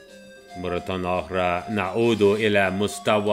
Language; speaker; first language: Arabic; non-native, learner; English